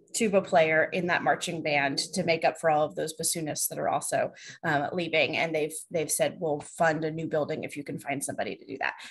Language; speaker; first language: English; native; English